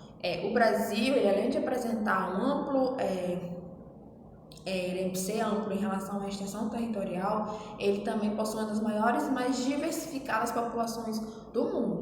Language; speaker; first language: Portuguese; native; Portuguese